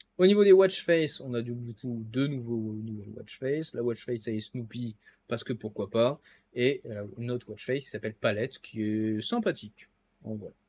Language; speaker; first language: French; native; French